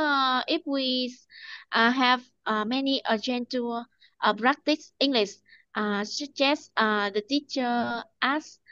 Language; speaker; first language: English; non-native, learner; Vietnamese